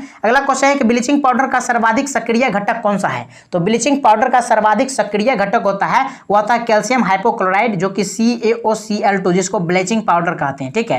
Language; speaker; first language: Hindi; native; Hindi